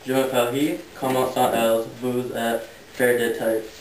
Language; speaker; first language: French; non-native, learner; English